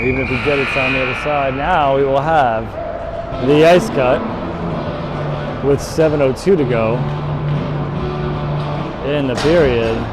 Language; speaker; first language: English; native; English